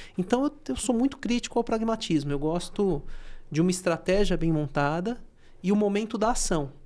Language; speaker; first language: Portuguese; native; Portuguese